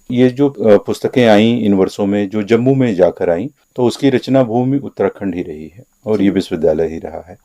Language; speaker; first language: Hindi; native; Hindi